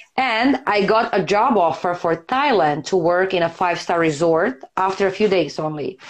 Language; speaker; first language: English; non-native, fluent; Serbian